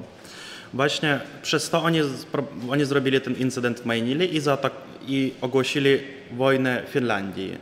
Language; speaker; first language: Polish; non-native, fluent; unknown